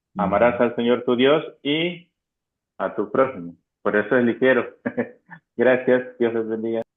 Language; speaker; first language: Spanish; native; Spanish